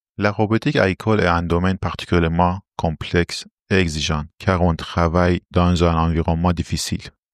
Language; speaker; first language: French; non-native, fluent; Persian